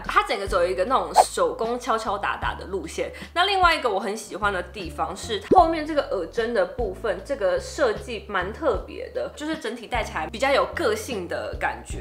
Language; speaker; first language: Chinese; native; Chinese